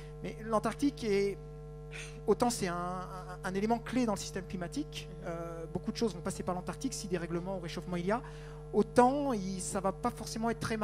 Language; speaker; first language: French; native; French